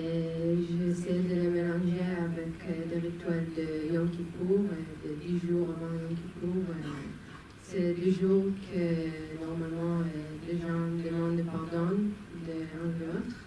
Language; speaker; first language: French; non-native, fluent; Hebrew